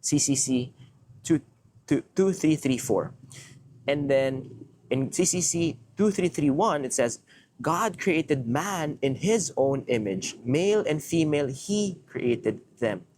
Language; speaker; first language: English; non-native, local second language; Filipino